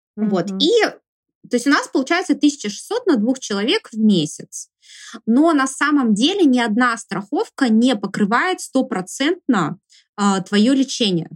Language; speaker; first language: Russian; native; Russian